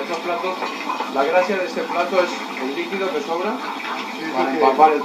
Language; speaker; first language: Spanish; native; Spanish